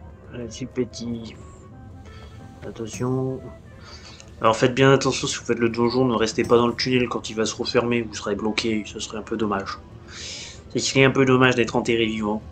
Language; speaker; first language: French; native; French